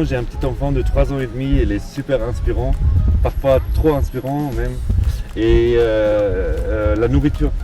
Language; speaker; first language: French; non-native, fluent; German